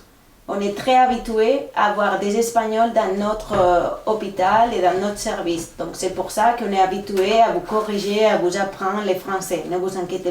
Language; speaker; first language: French; non-native, fluent; Spanish